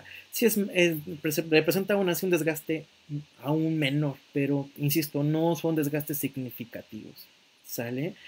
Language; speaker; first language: Spanish; native; Spanish